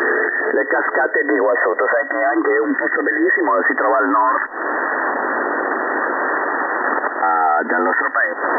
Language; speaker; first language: Italian; non-native, fluent; Spanish